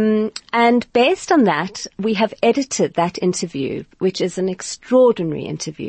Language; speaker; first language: English; native; English